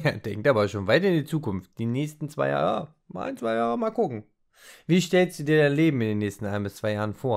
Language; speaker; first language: German; native; German